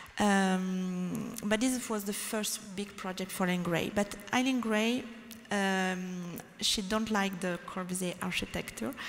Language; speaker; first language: English; non-native, learner; French